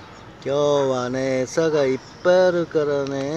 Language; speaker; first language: Japanese; native; Japanese